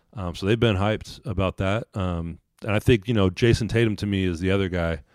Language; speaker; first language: English; native; English